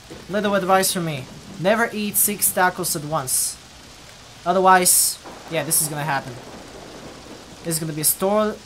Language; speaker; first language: English; non-native, fluent; Bulgarian